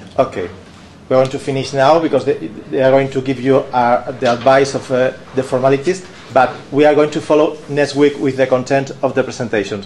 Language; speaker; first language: English; non-native, fluent; Spanish